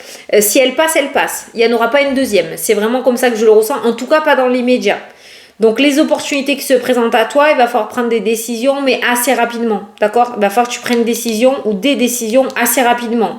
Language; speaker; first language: French; native; French